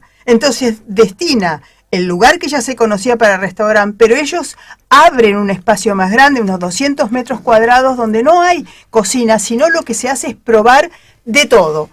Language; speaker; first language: Spanish; native; Spanish